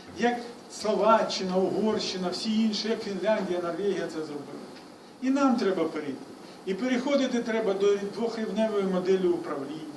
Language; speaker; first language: Ukrainian; non-native, local second language; Russian